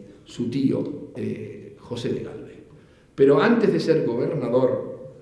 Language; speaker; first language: Spanish; native; Spanish